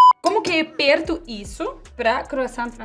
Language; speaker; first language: Portuguese; non-native, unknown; Russian